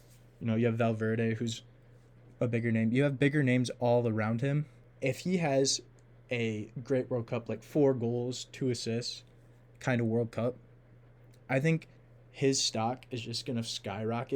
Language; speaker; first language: English; native; English